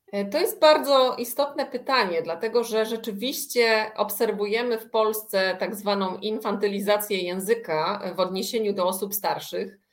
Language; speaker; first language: Polish; native; Polish